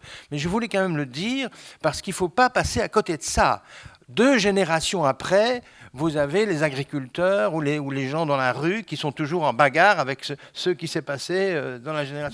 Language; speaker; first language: French; native; French